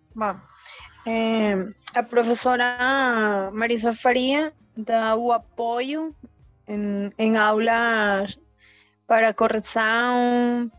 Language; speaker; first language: Portuguese; early bilingual, heritage; Spanish